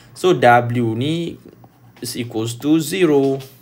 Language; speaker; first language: English; non-native, local second language; Malay